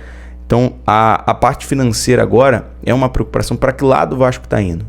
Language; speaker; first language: Portuguese; native; Portuguese